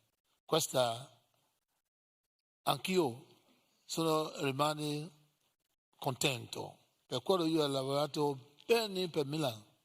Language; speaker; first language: Italian; non-native, learner; English